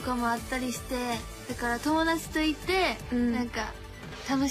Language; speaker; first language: Japanese; native; Japanese